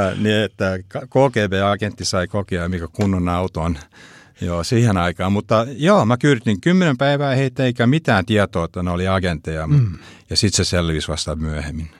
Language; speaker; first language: Finnish; early bilingual, heritage; Finnish